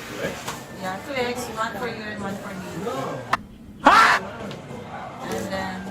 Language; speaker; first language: English; non-native, local second language; Filipino